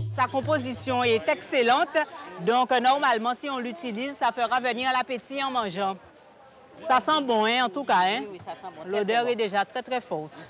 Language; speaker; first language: French; native; French